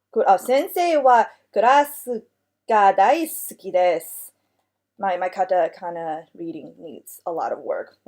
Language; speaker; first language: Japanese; non-native, learner; English